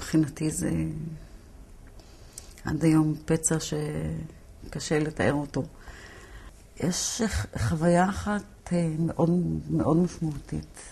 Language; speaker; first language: Hebrew; early bilingual, other home language; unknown